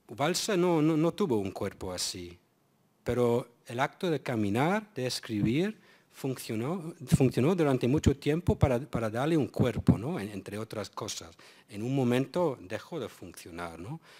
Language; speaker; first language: Spanish; non-native, fluent; English